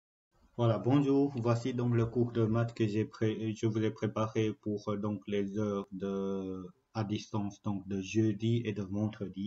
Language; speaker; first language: French; non-native, fluent; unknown